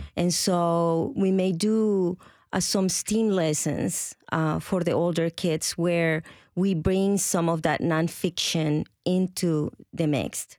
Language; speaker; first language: English; non-native, fluent; Spanish